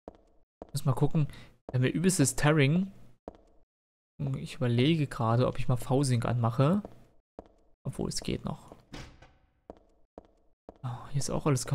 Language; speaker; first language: German; native; German